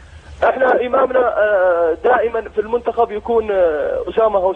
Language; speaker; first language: Arabic; native; Arabic